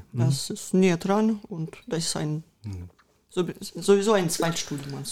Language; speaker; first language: German; early bilingual, other home language; Russian